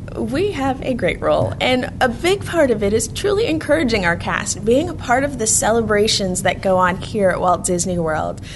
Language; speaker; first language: English; native; English